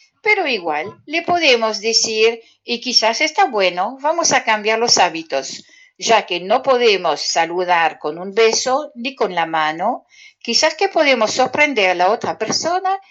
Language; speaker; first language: Spanish; non-native, fluent; French